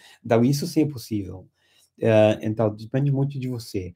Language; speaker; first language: Portuguese; non-native, fluent; English